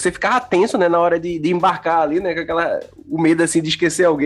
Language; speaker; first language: Portuguese; native; Portuguese